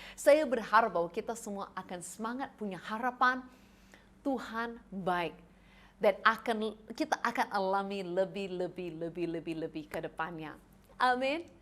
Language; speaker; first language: Indonesian; non-native, fluent; English